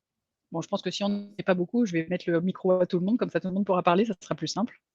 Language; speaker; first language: French; native; French